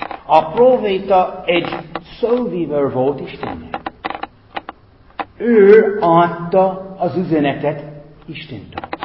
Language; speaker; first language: Hungarian; non-native, fluent; English